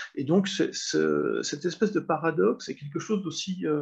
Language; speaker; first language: French; native; French